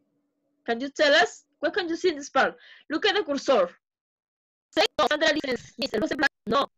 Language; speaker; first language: English; non-native, fluent; Spanish